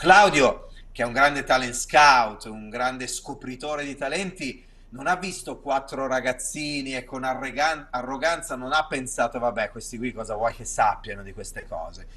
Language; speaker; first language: Italian; native; Italian